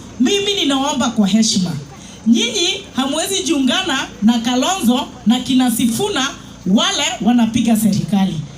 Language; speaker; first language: Swahili; non-native, local second language; Kikuyu